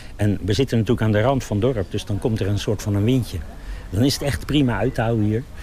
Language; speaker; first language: Dutch; native; Dutch